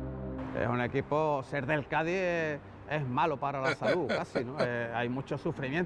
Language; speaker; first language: Spanish; native; Spanish